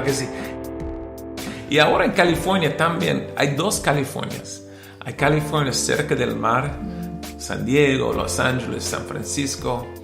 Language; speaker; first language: Spanish; non-native, learner; English